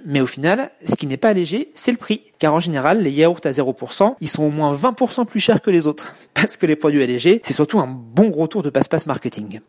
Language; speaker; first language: French; native; French